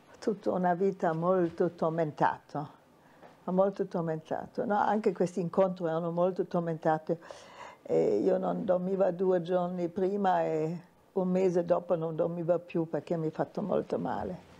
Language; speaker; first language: Italian; non-native, fluent; German